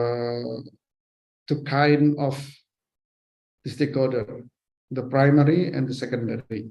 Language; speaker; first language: English; non-native, fluent; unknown